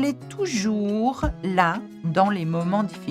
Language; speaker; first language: French; non-native, fluent; English